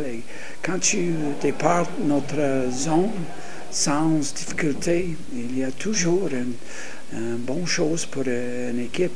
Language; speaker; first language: French; non-native, learner; English